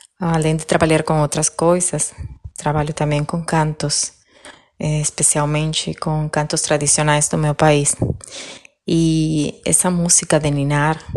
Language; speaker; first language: Portuguese; non-native, fluent; Spanish